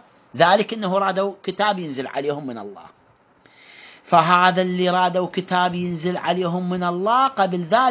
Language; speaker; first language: Arabic; native; Arabic